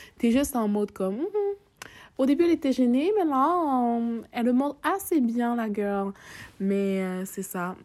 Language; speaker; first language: French; early bilingual, other home language; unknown